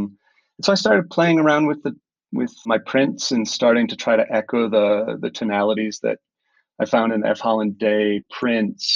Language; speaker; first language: English; native; English